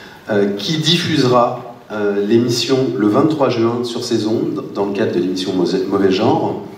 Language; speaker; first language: French; native; French